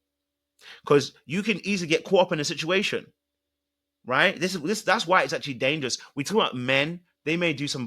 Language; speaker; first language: English; native; English